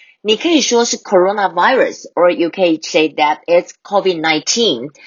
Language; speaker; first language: English; non-native, fluent; Chinese